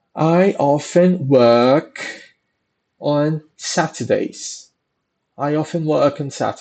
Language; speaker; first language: English; non-native, fluent; Portuguese